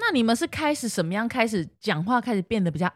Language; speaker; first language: Chinese; native; Chinese